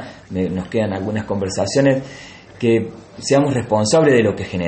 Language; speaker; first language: Spanish; native; Spanish